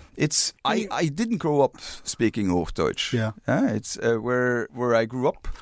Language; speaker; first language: English; non-native, fluent; German